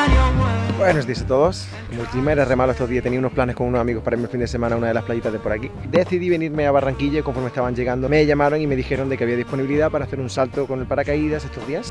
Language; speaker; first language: Spanish; native; Spanish